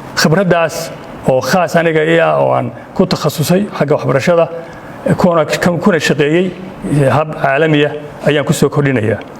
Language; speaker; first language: Somali; native; Somali